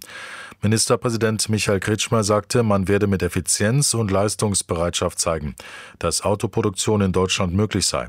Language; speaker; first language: German; native; German